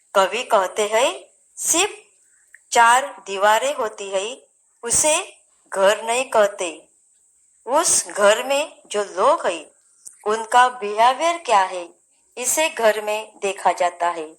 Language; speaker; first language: Hindi; non-native, local second language; Marathi